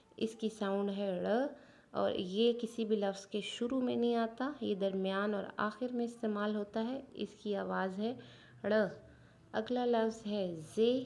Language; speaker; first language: Urdu; native; Urdu